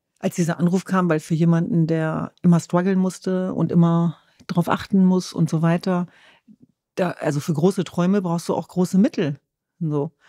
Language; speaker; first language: German; early bilingual, other home language; Kurdish